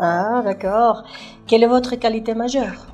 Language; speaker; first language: French; native; French